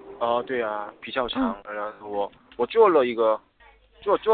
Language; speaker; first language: Chinese; non-native, learner; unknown